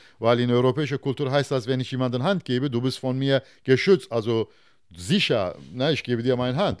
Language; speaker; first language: German; non-native, fluent; Turkish